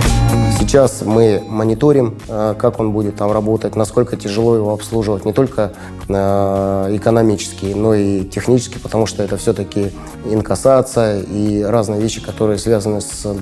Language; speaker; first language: Russian; native; Russian